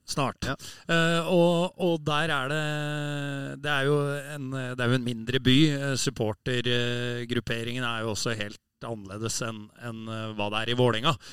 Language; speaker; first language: Norwegian; native; Norwegian